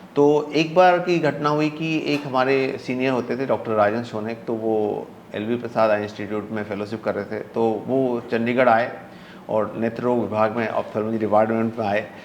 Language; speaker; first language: Hindi; native; Hindi